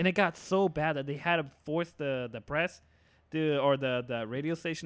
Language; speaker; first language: English; early bilingual, other home language; Spanish